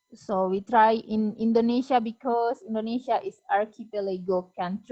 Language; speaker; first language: English; non-native, fluent; Indonesian